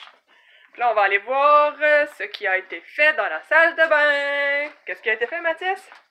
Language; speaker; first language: French; native; French